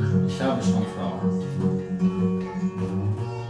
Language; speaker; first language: German; non-native, fluent; Russian